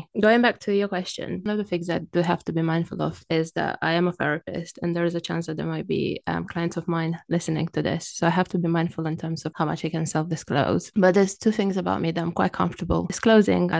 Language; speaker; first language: English; non-native, fluent; Romanian